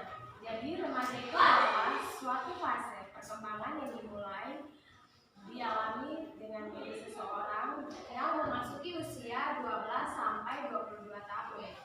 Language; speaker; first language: Indonesian; native; Indonesian